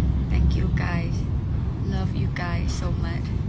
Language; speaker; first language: English; non-native, learner; Thai